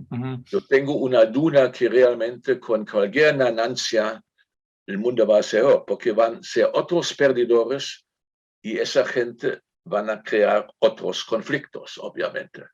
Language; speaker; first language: Spanish; non-native, fluent; German